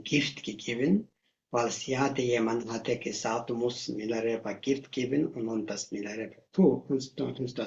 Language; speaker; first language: German; non-native, learner; Tibetan